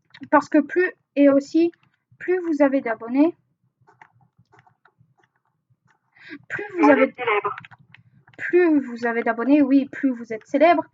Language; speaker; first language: French; native; French